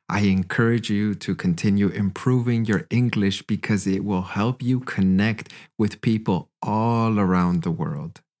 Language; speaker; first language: English; native; English